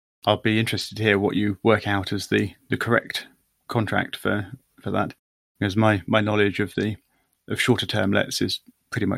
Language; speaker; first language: English; native; English